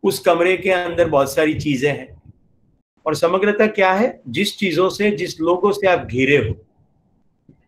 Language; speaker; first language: Hindi; non-native, local second language; Gujarati